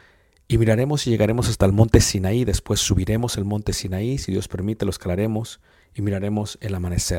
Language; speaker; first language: Spanish; native; Spanish